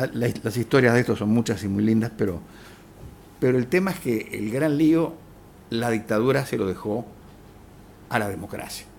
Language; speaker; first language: Spanish; native; Spanish